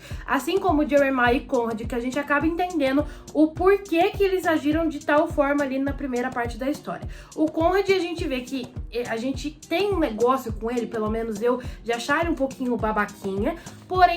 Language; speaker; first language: Portuguese; native; Portuguese